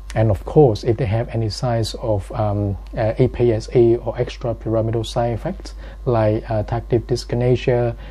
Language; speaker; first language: English; non-native, fluent; Vietnamese